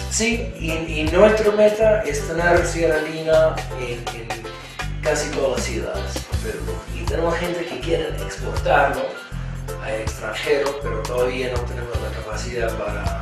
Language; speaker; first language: Spanish; non-native, fluent; English